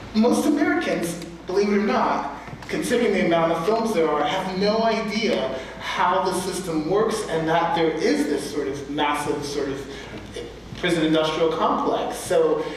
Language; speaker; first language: English; native; English